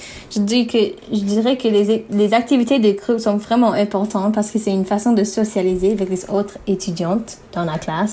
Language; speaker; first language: French; non-native, learner; English